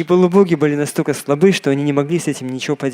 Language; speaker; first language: Russian; native; Russian